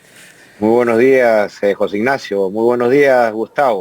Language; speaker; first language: Spanish; native; Spanish